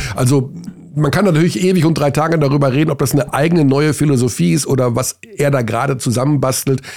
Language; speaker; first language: German; native; German